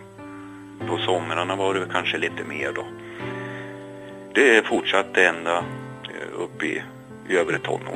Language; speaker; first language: Swedish; native; Swedish